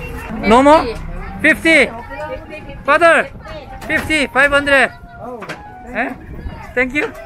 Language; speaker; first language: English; non-native, learner; Korean